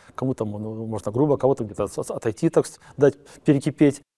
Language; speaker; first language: Russian; native; Russian